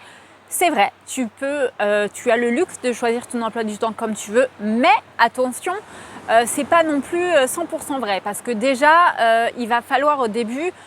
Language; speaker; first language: French; native; French